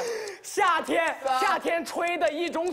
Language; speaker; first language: Chinese; native; Chinese